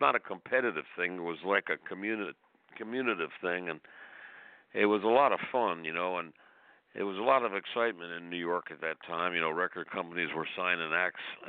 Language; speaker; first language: English; native; English